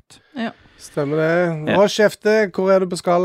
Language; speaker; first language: Norwegian; native; Norwegian